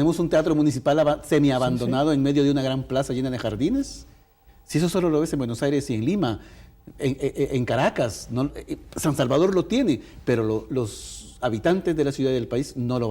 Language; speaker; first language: Spanish; native; Spanish